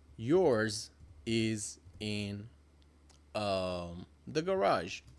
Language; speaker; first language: English; non-native, fluent; Persian